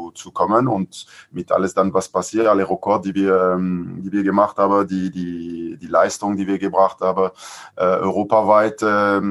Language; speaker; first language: German; non-native, fluent; French